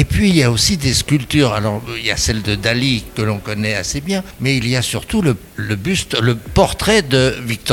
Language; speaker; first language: French; native; French